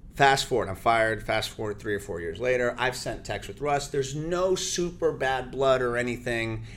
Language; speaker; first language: English; early bilingual, other home language; Spanish